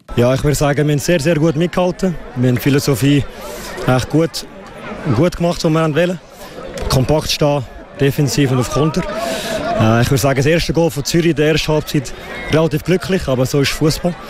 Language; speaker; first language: German; native; German